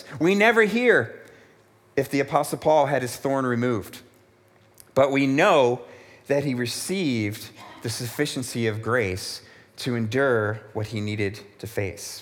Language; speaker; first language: English; native; English